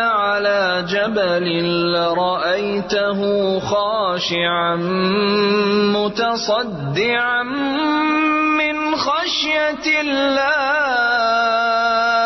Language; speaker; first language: Arabic; non-native, learner; Indonesian